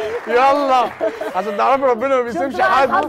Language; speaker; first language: Arabic; native; Arabic